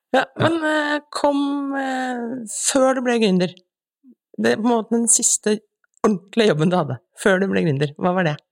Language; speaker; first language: Norwegian; native; Norwegian